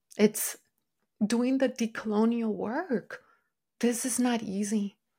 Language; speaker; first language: English; early bilingual, other home language; Spanish